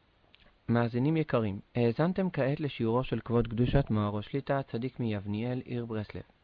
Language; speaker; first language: Hebrew; native; Hebrew